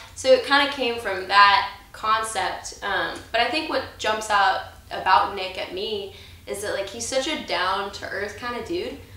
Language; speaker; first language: English; native; English